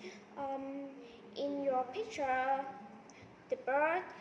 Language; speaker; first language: English; non-native, learner; Vietnamese